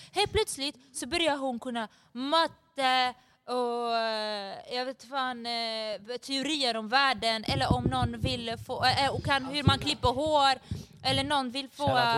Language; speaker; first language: Swedish; early bilingual, other home language; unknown